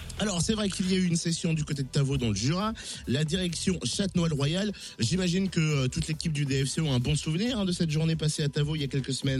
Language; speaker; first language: French; native; French